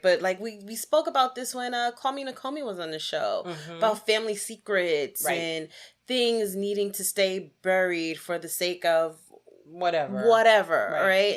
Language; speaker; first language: English; native; English